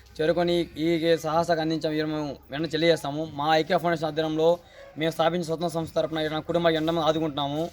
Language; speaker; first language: Telugu; native; Telugu